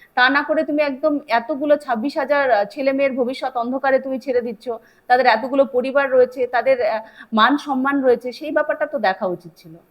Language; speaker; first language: Bangla; native; Bangla